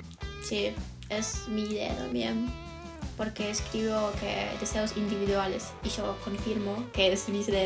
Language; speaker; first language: Spanish; non-native, fluent; Ukrainian